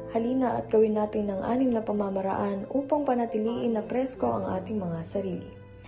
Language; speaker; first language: Filipino; native; Filipino